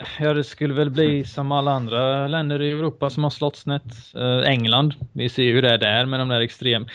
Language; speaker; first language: Swedish; early bilingual, other home language; Bosnian